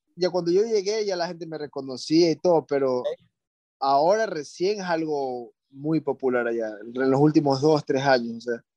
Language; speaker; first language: Spanish; native; Spanish